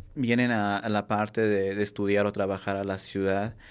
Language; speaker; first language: Spanish; non-native, local second language; Nahuatl languages